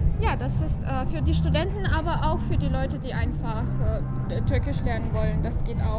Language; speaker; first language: German; non-native, fluent; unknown